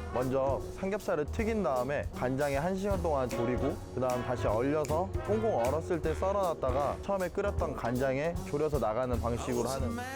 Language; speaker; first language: Korean; native; Korean